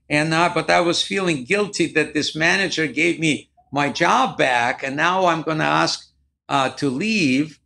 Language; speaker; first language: English; non-native, fluent; Ukrainian